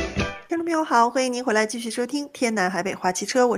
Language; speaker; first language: Chinese; native; Chinese